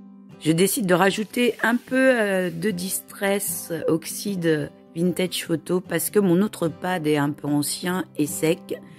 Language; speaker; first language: French; native; French